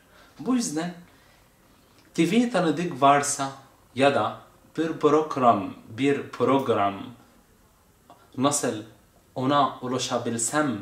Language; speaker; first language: Turkish; non-native, fluent; Arabic